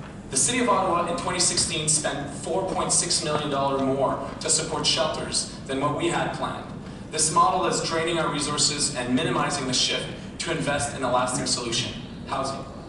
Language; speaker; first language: English; non-native, local second language; French